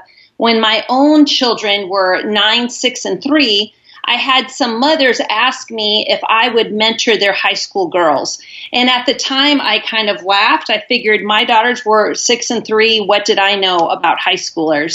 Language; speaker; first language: English; native; English